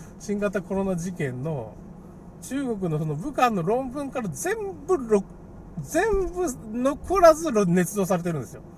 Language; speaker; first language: Japanese; native; Japanese